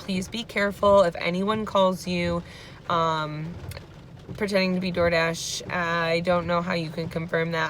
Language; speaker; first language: English; native; English